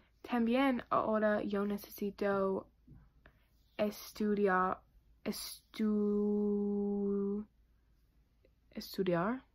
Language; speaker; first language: Spanish; non-native, learner; English